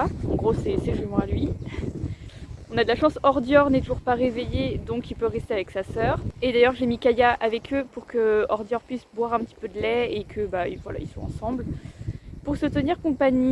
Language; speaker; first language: French; native; French